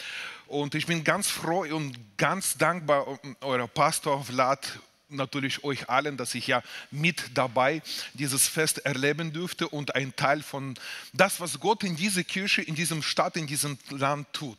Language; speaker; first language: German; non-native, fluent; Russian